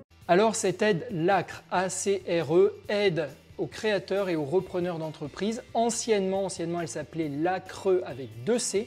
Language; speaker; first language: French; native; French